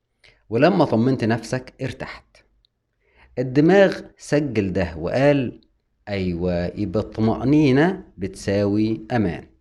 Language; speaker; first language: Arabic; native; Arabic